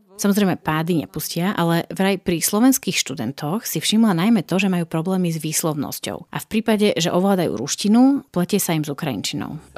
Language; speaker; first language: Slovak; native; Slovak